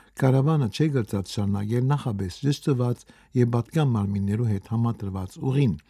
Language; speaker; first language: Armenian; native; Armenian